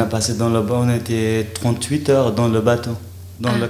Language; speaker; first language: French; non-native, learner; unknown